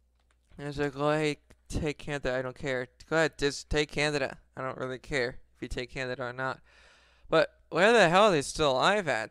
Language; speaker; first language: English; native; English